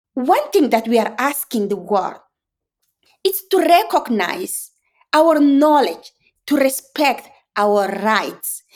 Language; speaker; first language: English; non-native, fluent; Fula